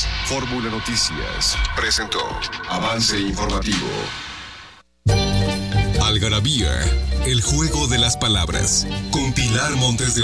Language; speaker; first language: Spanish; native; Spanish